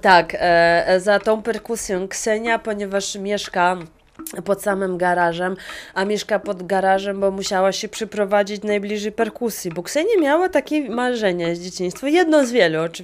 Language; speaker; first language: Polish; non-native, fluent; Russian